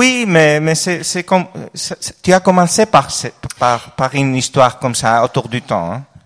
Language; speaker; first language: French; non-native, fluent; Greek